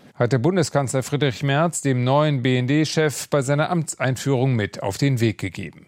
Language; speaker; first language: German; native; German